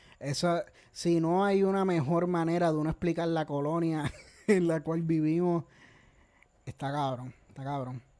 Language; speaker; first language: Spanish; native; Spanish